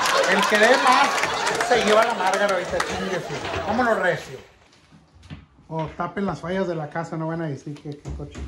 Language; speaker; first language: Spanish; early bilingual, heritage; Spanish